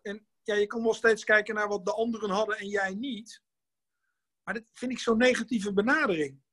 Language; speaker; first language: Dutch; native; Dutch